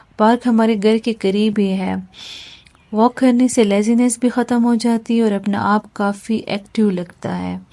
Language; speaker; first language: Urdu; non-native, local second language; Pashto